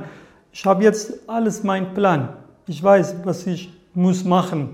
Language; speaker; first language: German; non-native, learner; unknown